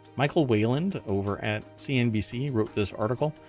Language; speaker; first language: English; non-native, fluent; German